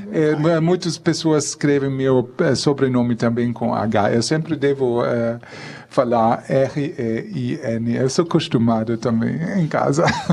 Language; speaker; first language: Portuguese; non-native, fluent; German